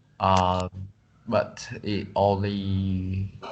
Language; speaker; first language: English; non-native, learner; Vietnamese